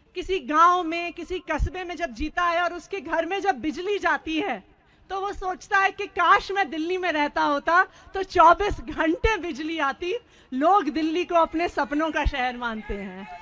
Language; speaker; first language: Hindi; native; Hindi